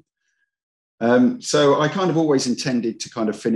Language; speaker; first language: English; native; English